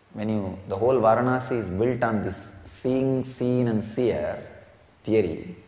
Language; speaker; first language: English; non-native, local second language; Tamil